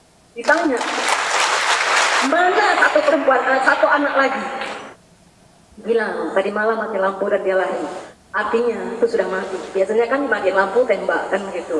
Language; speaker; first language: Indonesian; native; Indonesian